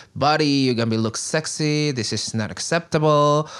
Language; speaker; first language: English; non-native, fluent; Indonesian